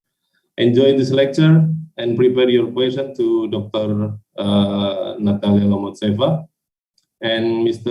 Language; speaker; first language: English; non-native, fluent; Indonesian